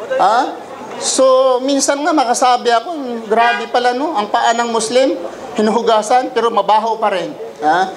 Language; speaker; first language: Filipino; non-native, local second language; Cebuano